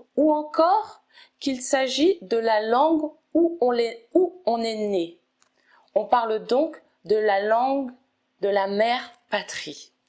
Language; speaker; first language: French; native; French